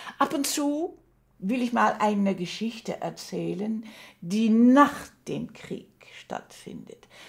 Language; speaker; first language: German; early bilingual, heritage; German